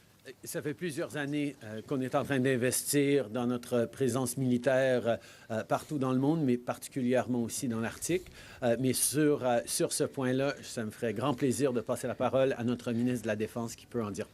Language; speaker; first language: French; native; French